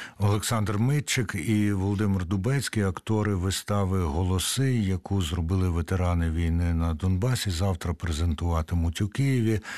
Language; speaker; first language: Ukrainian; native; Ukrainian